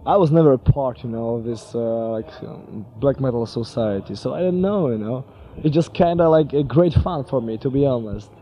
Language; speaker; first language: English; non-native, fluent; Polish